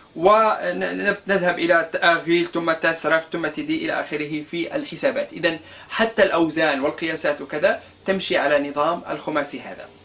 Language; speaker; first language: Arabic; non-native, local second language; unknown